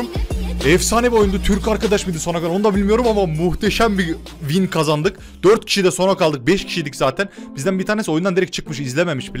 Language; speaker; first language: Turkish; native; Turkish